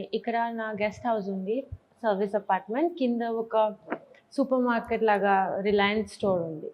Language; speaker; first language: Telugu; non-native, learner; Bangla